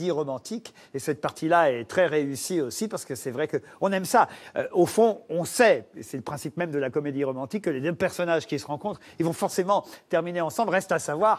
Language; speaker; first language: French; native; French